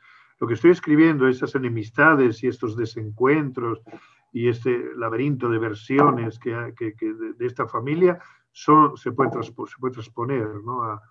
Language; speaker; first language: Spanish; native; Spanish